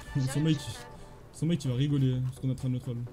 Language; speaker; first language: French; native; French